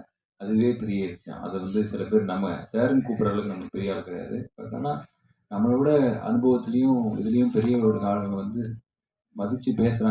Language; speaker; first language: Tamil; native; Tamil